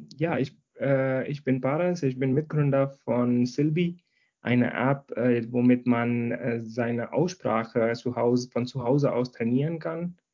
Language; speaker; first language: German; non-native, fluent; Hindi